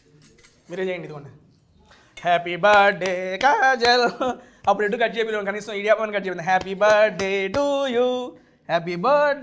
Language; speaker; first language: Telugu; native; Telugu